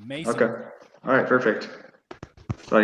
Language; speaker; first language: Spanish; non-native, learner; English